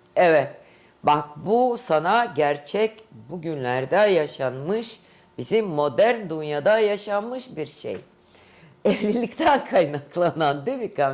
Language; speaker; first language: Turkish; non-native, fluent; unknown